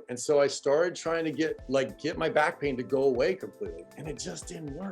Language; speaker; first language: English; native; English